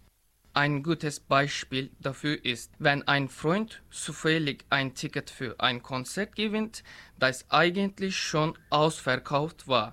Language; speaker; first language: German; non-native, learner; Turkish